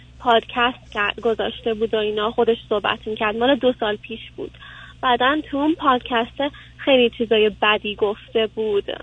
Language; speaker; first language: Persian; early bilingual, heritage; Persian